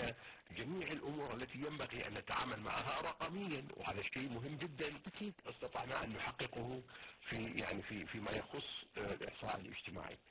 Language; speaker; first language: Arabic; native; Arabic